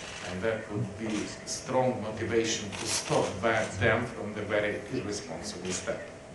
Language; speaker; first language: English; non-native, fluent; Ukrainian